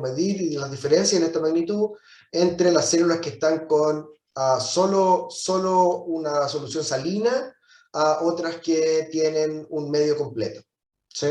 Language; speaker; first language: Spanish; native; Spanish